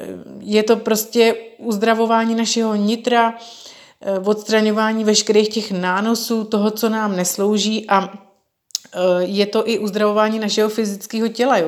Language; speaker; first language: Czech; native; Czech